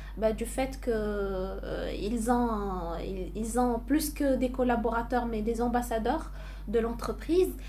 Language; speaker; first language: French; non-native, local second language; Arabic